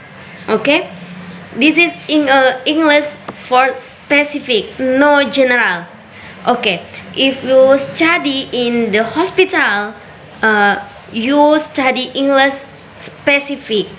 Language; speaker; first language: English; non-native, learner; Indonesian